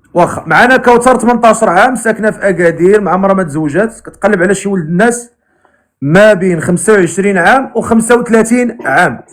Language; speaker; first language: Arabic; native; Arabic